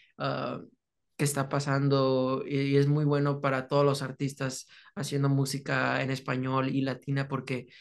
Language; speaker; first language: Spanish; early bilingual, heritage; Spanish